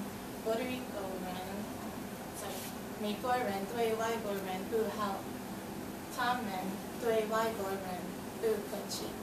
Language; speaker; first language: Chinese; non-native, learner; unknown